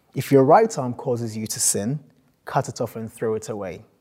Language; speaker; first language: English; non-native, local second language; Akan